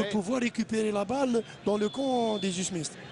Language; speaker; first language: French; non-native, local second language; Arabic